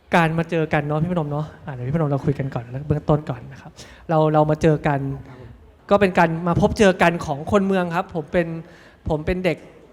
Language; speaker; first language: Thai; native; Thai